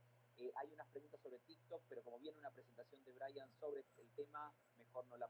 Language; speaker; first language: Spanish; native; Spanish